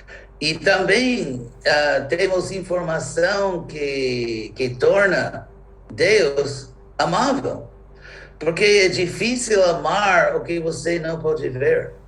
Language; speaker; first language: Portuguese; non-native, fluent; English